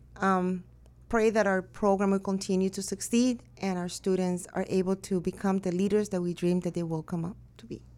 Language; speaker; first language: English; early bilingual, other home language; Spanish